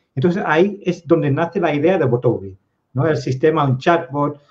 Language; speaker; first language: Spanish; non-native, fluent; Dutch